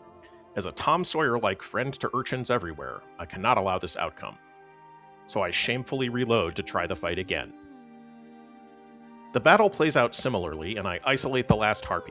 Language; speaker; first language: English; native; English